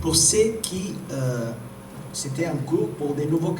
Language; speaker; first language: French; non-native, fluent; Spanish